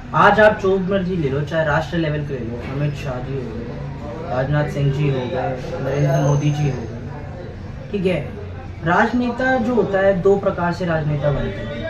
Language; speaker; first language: Hindi; native; Hindi